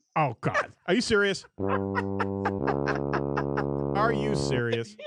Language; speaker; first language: English; native; English